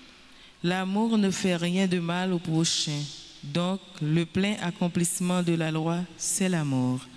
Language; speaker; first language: French; non-native, local second language; Haitian Creole